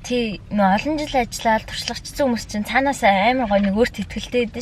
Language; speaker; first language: Mongolian; native; Mongolian